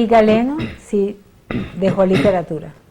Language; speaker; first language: Spanish; native; Spanish